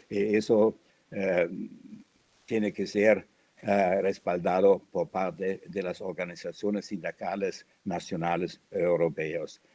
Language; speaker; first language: Spanish; non-native, fluent; German